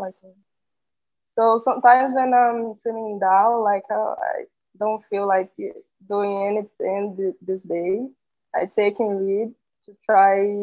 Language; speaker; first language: English; non-native, learner; Portuguese